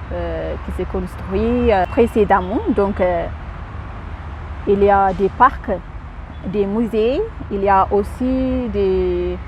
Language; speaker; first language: French; non-native, fluent; Amharic